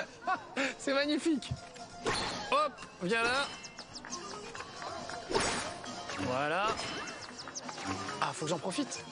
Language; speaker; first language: French; native; French